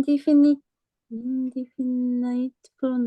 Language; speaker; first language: English; non-native, learner; Japanese